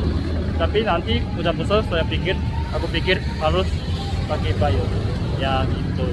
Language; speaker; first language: Indonesian; non-native, learner; Korean